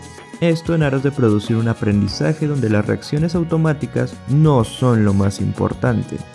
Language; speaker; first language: Spanish; native; Spanish